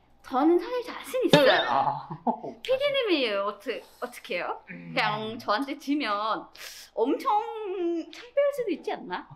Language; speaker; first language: Korean; non-native, fluent; Indonesian